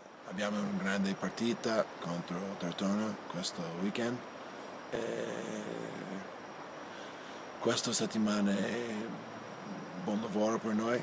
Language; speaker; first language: Italian; non-native, learner; English